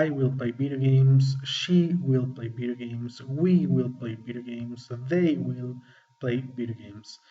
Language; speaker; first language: English; non-native, fluent; Spanish